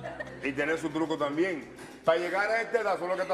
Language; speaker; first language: Spanish; native; Spanish